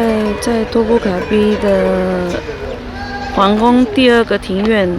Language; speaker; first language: Chinese; native; Chinese